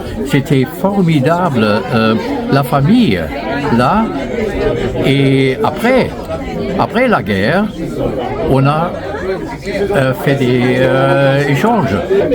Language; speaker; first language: French; non-native, fluent; German